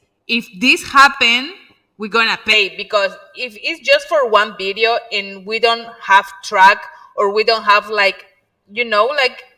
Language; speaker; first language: English; non-native, learner; Spanish